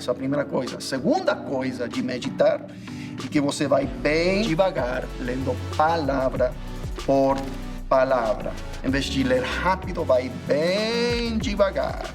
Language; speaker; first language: Portuguese; non-native, fluent; English